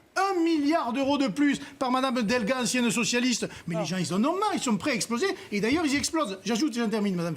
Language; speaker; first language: French; native; French